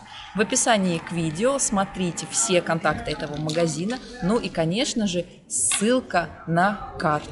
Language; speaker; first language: Russian; native; Russian